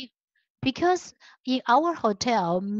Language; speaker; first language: English; non-native, learner; Chinese